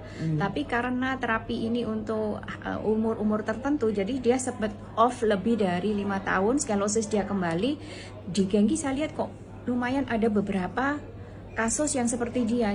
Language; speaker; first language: Indonesian; non-native, local second language; Malay